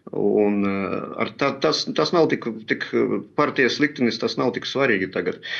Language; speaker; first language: Latvian; non-native, local second language; Russian